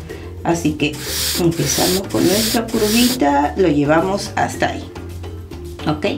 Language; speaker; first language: Spanish; native; Spanish